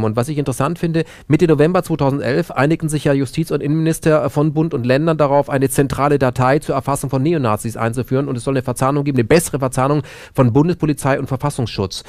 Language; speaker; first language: German; native; German